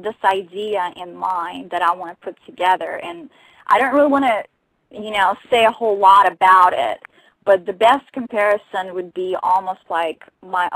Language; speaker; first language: English; non-native, fluent; Russian